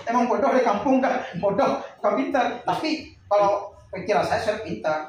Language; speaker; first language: Indonesian; non-native, local second language; Minangkabau